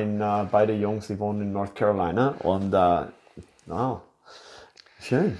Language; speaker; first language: German; non-native, fluent; English